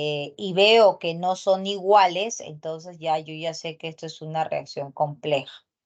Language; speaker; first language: Spanish; native; Spanish